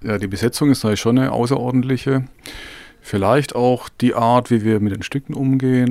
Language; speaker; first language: German; native; German